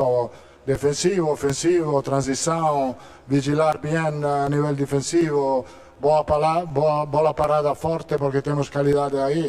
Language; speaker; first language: Portuguese; non-native, learner; Italian